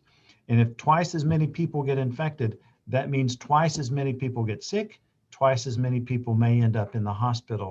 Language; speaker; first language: English; native; English